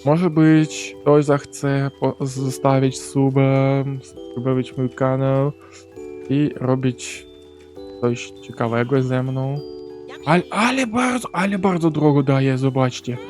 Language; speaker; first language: Polish; non-native, learner; Ukrainian